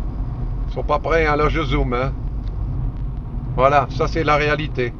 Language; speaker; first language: French; native; French